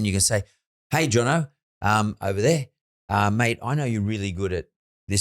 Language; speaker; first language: English; native; English